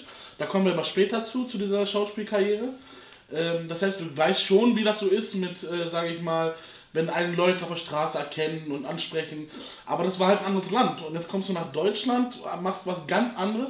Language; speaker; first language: German; native; German